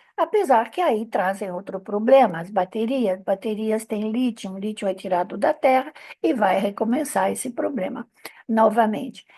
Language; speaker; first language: Portuguese; non-native, fluent; Italian